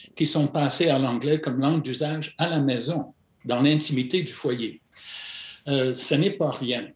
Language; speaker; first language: French; non-native, fluent; English